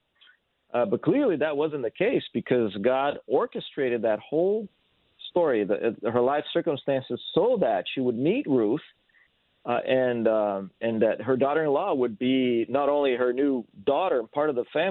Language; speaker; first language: English; non-native, fluent; Portuguese